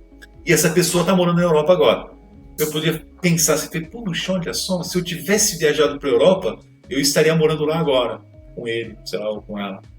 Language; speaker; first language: Portuguese; native; Portuguese